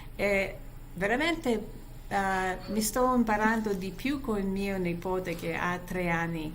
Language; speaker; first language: Italian; early bilingual, heritage; Italian